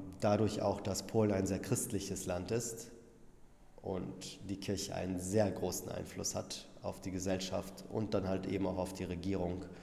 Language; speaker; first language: German; early bilingual, other home language; Polish